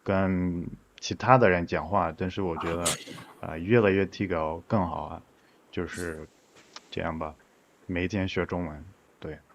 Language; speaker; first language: Chinese; non-native, fluent; Portuguese